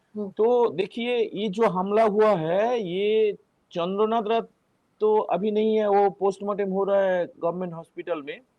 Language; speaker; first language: Hindi; non-native, local second language; Bangla